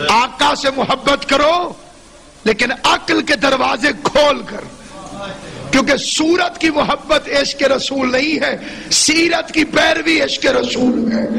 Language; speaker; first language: Urdu; non-native, local second language; Saraiki